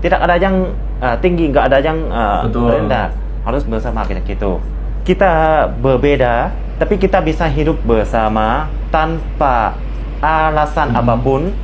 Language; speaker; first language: Indonesian; non-native, fluent; Lao